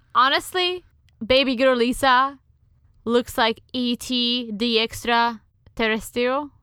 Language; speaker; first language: English; non-native, fluent; Czech